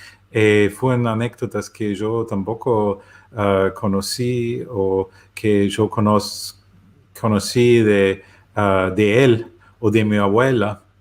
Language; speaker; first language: Spanish; non-native, learner; German